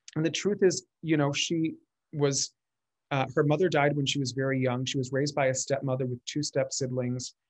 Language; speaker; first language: English; early bilingual, other home language; Spanish